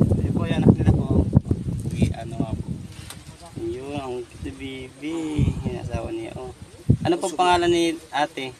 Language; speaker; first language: Filipino; non-native, local second language; Waray